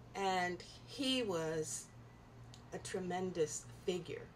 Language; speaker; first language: English; non-native, local second language; Spanish